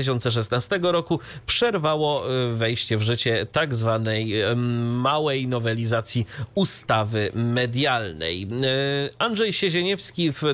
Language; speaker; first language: Polish; native; Polish